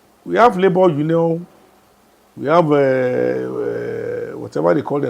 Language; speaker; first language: English; non-native, local second language; Yoruba